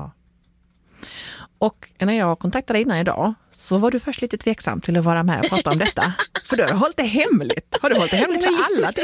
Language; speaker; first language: Swedish; native; Swedish